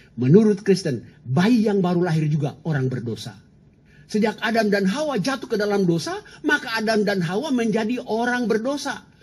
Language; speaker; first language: Indonesian; native; Indonesian